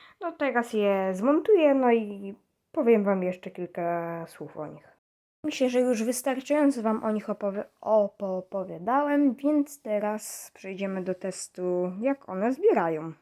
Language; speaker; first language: Polish; native; Polish